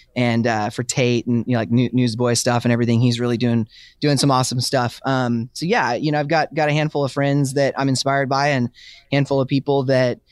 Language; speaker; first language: English; native; English